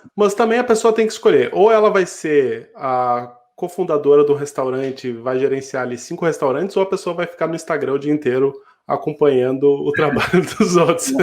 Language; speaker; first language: Portuguese; native; Portuguese